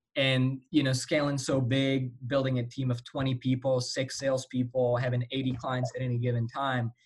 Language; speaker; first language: English; non-native, fluent; Slovak